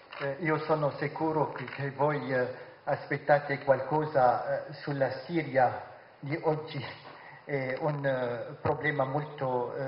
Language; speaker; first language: Italian; non-native, fluent; Arabic